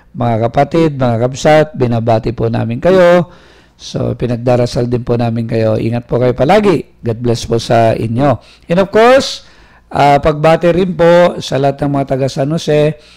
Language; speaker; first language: Filipino; native; Filipino